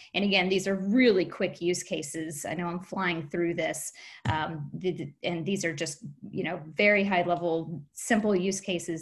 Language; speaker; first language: English; native; English